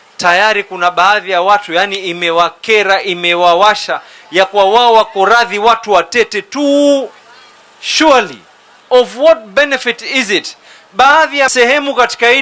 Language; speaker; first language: Swahili; native; Swahili